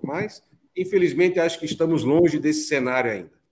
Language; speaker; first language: Portuguese; native; Portuguese